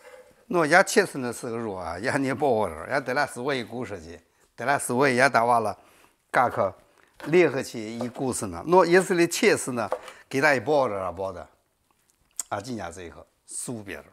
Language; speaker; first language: Russian; non-native, learner; Chinese